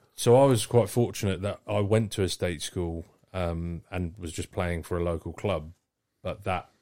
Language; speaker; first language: English; native; English